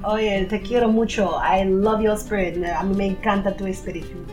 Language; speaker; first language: Spanish; non-native, learner; English